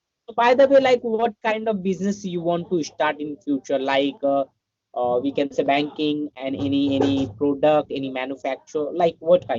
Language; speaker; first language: English; non-native, learner; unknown